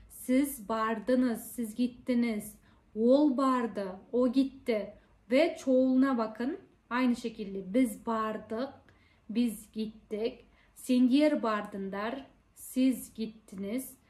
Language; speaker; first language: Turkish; non-native, fluent; Kazakh